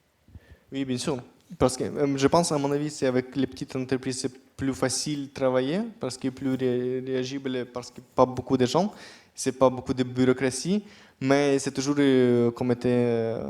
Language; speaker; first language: French; non-native, fluent; Ukrainian